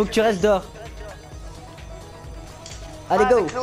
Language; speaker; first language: French; native; French